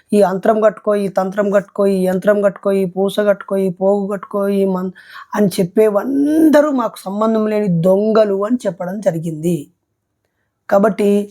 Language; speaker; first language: Telugu; native; Telugu